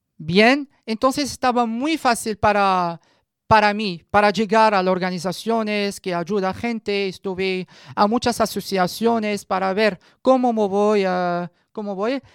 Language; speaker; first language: Spanish; non-native, learner; Arabic